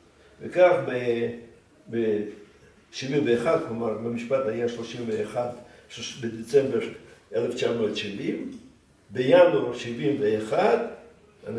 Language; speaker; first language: Hebrew; non-native, fluent; Russian